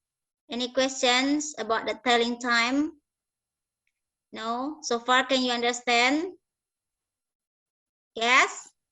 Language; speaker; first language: English; non-native, learner; Indonesian